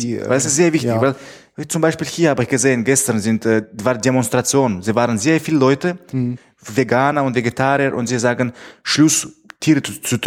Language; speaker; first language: German; non-native, fluent; Tajik